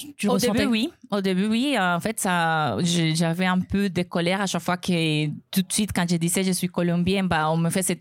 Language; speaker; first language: French; non-native, fluent; Spanish